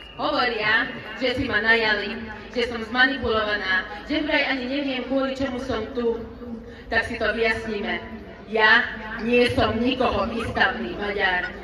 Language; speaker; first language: Slovak; non-native, local second language; Hungarian